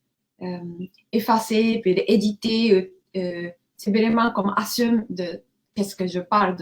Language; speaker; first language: French; non-native, learner; Japanese